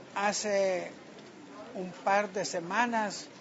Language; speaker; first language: Spanish; native; Spanish